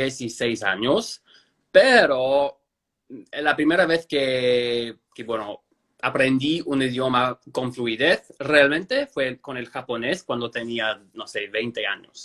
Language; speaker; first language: Spanish; non-native, fluent; English